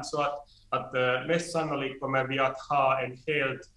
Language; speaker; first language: Swedish; non-native, fluent; Finnish